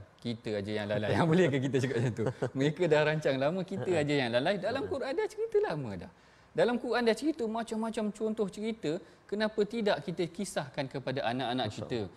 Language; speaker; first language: Malay; native; Malay